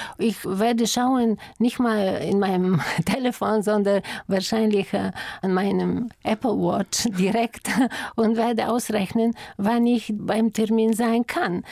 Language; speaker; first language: German; non-native, fluent; Bulgarian